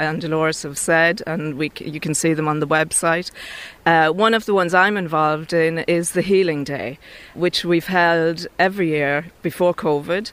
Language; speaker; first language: English; native; English